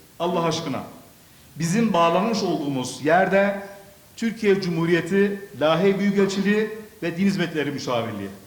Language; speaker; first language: Turkish; early bilingual, other home language; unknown